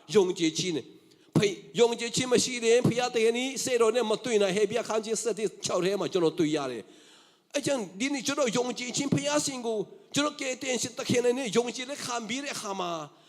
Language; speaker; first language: Burmese; non-native, local second language; Tedim Chin